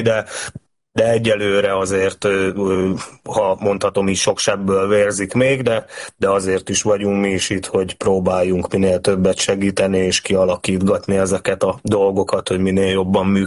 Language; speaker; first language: Hungarian; native; Hungarian